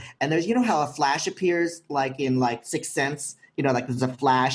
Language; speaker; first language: English; native; English